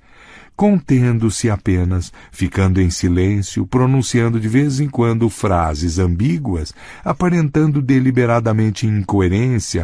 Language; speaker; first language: Portuguese; native; Portuguese